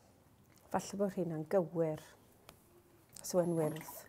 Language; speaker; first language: Welsh; native; Welsh